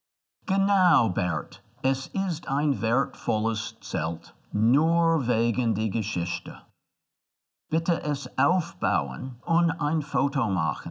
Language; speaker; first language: German; non-native, fluent; English